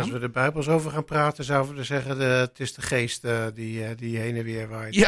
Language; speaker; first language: Dutch; native; Dutch